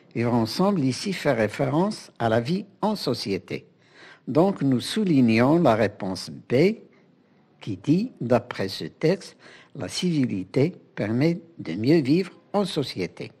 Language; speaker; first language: French; non-native, local second language; Arabic